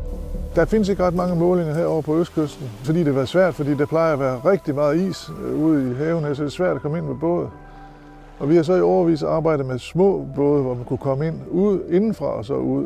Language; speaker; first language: Danish; native; Danish